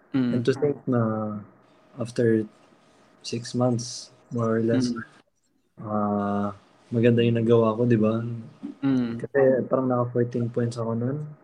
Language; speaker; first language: Filipino; early bilingual, heritage; Filipino